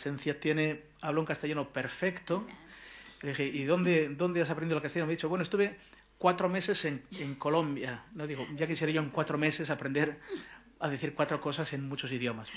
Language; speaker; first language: Spanish; native; Spanish